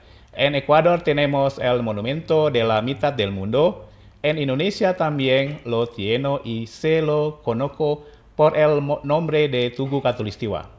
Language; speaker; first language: Spanish; non-native, fluent; Indonesian